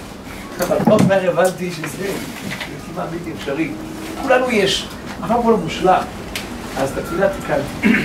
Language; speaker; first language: Hebrew; non-native, fluent; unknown